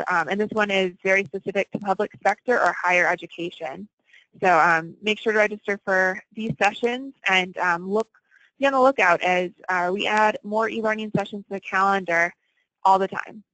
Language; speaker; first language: English; native; English